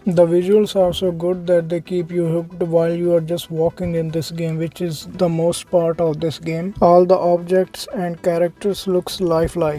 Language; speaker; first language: English; non-native, fluent; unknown